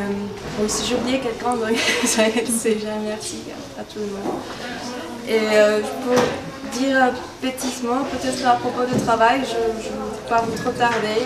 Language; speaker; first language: French; non-native, fluent; Czech